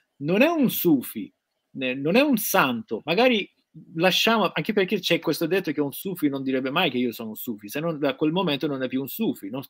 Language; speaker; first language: Italian; non-native, fluent; Persian